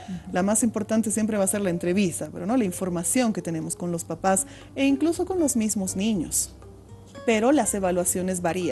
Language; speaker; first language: Spanish; native; Spanish